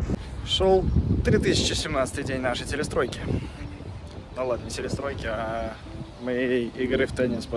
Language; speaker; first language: Russian; native; Russian